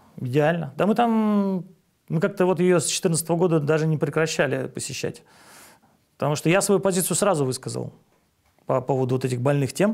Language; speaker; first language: Russian; native; Russian